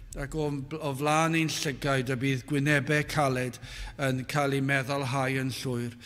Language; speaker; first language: Welsh; native; Welsh